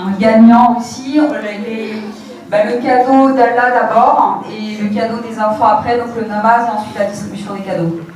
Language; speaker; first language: French; native; French